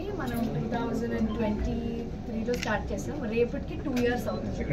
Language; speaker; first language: Telugu; native; Telugu